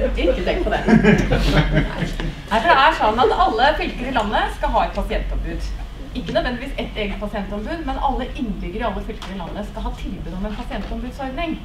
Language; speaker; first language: Norwegian; native; Norwegian